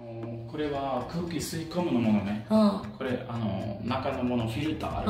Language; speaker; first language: Japanese; non-native, learner; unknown